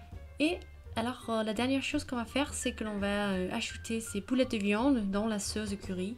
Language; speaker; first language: French; non-native, fluent; Danish